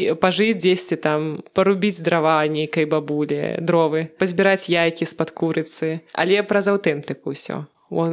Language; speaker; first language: Belarusian; non-native, local second language; Russian